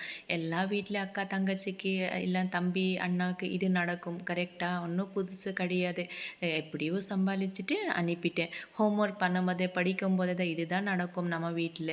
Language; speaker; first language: Tamil; non-native, fluent; Assamese